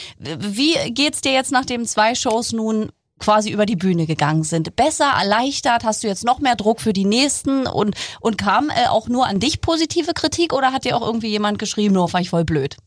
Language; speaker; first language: German; native; German